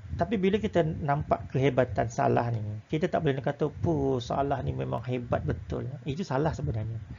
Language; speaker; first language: Malay; native; Malay